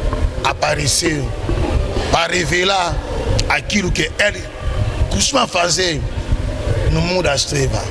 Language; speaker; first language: Portuguese; non-native, learner; Lingala